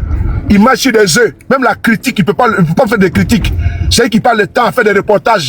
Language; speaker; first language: French; native; French